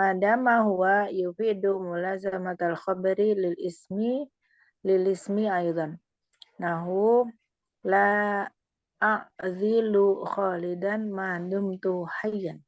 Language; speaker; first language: Arabic; non-native, learner; Indonesian